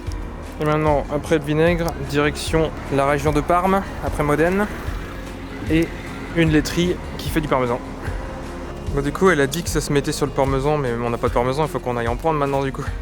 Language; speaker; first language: French; native; French